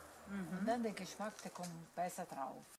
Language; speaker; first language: German; non-native, learner; Italian